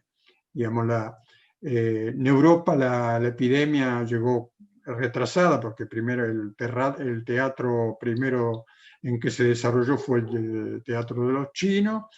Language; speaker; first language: Spanish; non-native, fluent; Italian